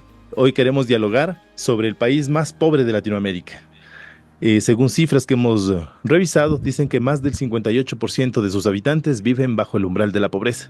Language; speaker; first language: Spanish; native; Spanish